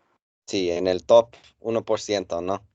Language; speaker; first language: Spanish; non-native, fluent; English